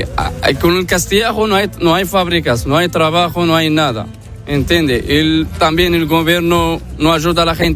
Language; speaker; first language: Spanish; non-native, learner; Arabic